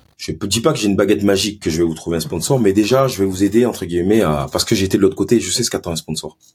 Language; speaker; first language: French; early bilingual, other home language; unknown